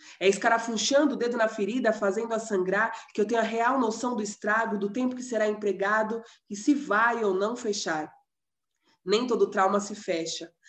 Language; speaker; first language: Portuguese; native; Portuguese